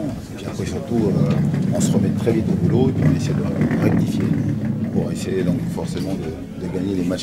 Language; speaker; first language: French; native; French